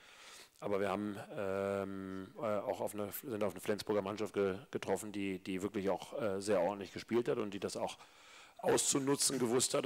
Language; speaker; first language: German; native; German